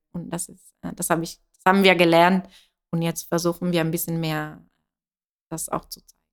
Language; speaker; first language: German; non-native, fluent; Italian